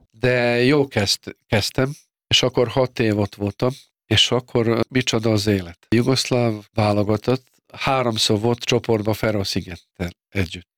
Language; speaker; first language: Hungarian; non-native, fluent; Serbian